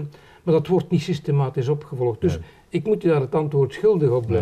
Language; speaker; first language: Dutch; native; Dutch